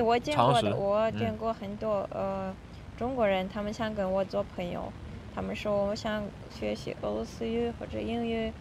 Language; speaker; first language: Chinese; non-native, fluent; Russian